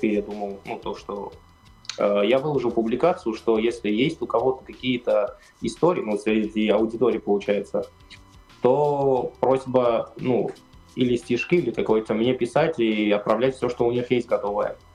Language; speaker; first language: Russian; non-native, fluent; Kurdish